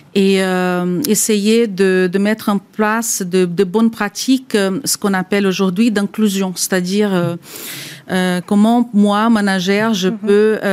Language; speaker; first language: French; non-native, fluent; Portuguese